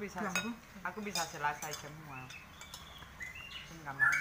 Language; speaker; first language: Indonesian; non-native, learner; Spanish